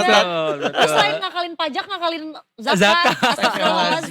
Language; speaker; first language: Indonesian; native; Indonesian